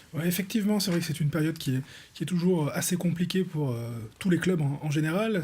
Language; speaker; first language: French; native; French